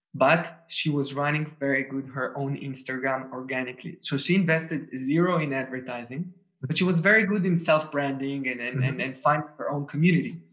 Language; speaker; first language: English; non-native, fluent; Russian